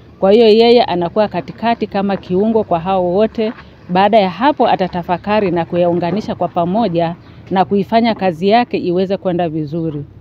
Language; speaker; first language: Swahili; native; Swahili